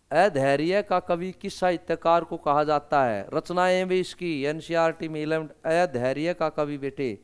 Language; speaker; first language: Hindi; native; Hindi